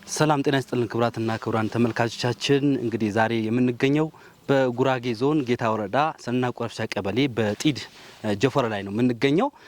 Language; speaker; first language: Amharic; non-native, local second language; Sebat Bet Gurage